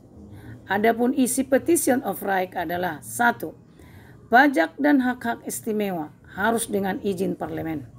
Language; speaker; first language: Indonesian; native; Indonesian